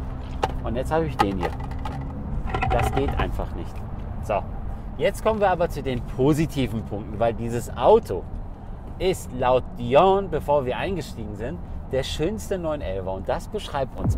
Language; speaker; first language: German; native; German